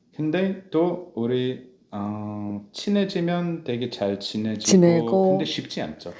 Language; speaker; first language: Korean; non-native, fluent; English